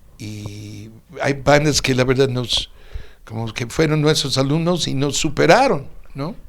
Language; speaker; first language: Spanish; non-native, fluent; English